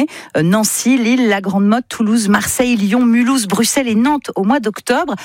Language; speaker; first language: French; native; French